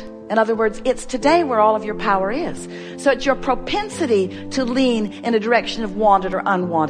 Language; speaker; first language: English; native; English